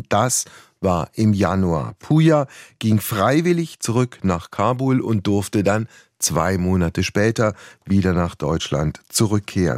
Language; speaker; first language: German; native; German